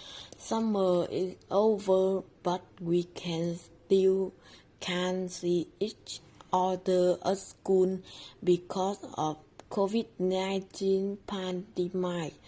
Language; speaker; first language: English; non-native, learner; Vietnamese